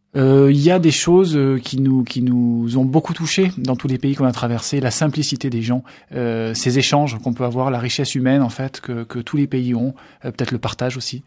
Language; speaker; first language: French; native; French